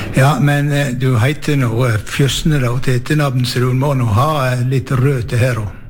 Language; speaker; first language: Norwegian; native; Norwegian